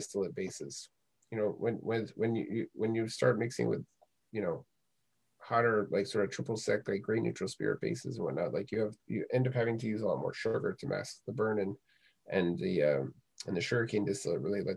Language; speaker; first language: English; native; English